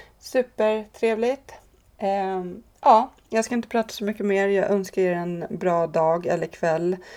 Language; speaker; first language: Swedish; native; Swedish